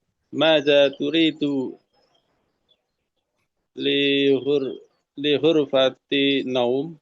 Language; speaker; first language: Arabic; non-native, learner; Indonesian